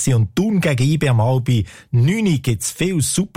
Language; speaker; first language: German; native; German